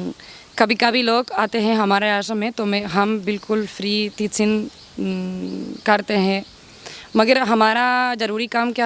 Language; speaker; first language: Hindi; non-native, learner; Spanish